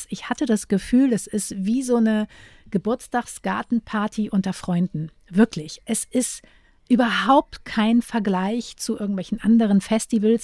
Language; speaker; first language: German; native; German